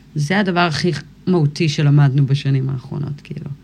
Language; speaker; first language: Hebrew; early bilingual, other home language; English